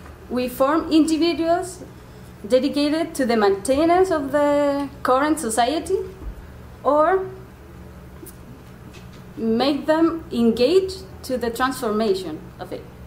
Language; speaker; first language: English; non-native, fluent; Spanish